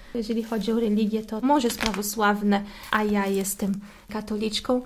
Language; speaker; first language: Polish; non-native, fluent; Portuguese